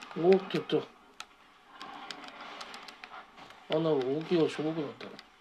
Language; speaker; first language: Japanese; native; Japanese